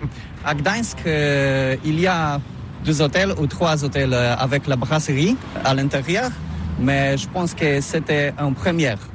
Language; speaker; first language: French; non-native, learner; Polish